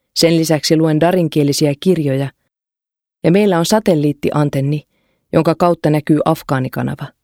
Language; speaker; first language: Finnish; non-native, fluent; Persian